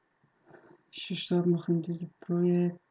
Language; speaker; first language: German; non-native, learner; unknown